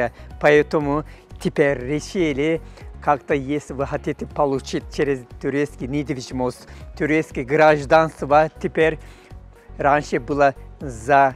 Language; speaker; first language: Russian; non-native, fluent; Turkish